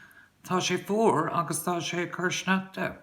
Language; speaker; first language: Irish; non-native, local second language; English